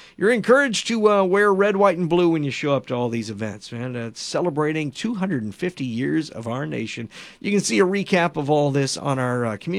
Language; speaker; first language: English; native; English